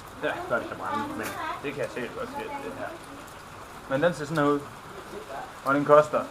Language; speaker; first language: Danish; native; Danish